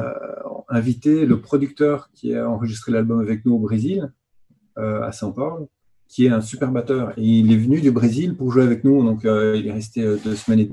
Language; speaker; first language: French; native; French